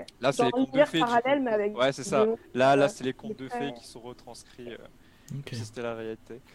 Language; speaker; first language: French; native; French